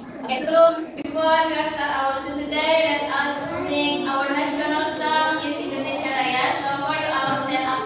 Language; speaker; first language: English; non-native, learner; Indonesian